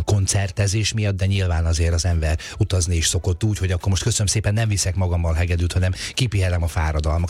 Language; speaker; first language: Hungarian; native; Hungarian